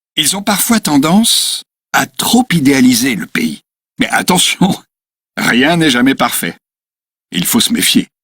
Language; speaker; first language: French; native; French